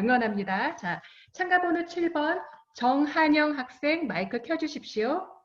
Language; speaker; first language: Korean; native; Korean